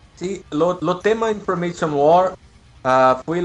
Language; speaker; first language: Spanish; non-native, learner; Portuguese